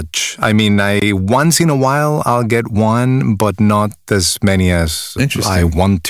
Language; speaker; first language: English; non-native, fluent; Spanish